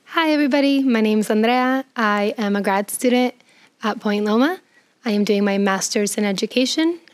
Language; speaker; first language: English; early bilingual, other home language; Spanish